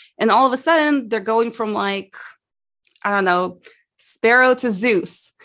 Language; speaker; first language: English; early bilingual, other home language; Russian